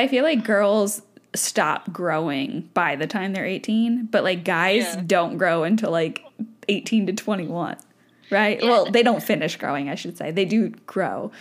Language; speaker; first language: English; native; English